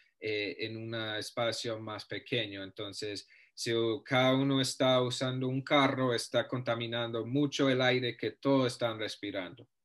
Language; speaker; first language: Spanish; non-native, fluent; English